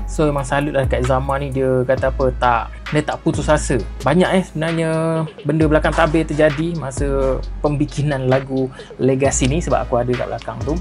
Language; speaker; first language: Malay; native; Malay